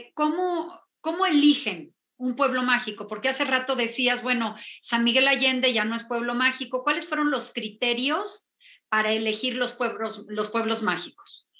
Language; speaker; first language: Spanish; native; Spanish